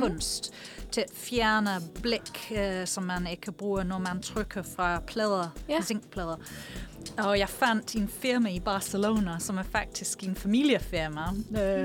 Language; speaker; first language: Danish; non-native, fluent; English